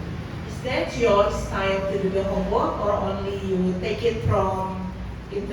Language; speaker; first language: English; non-native, fluent; Indonesian